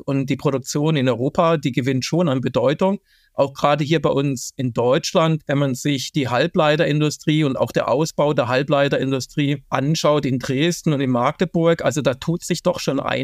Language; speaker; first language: German; native; German